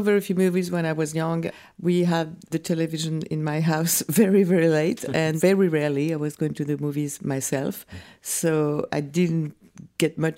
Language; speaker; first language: English; non-native, fluent; French